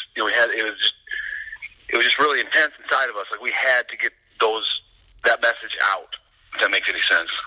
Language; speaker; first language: English; native; English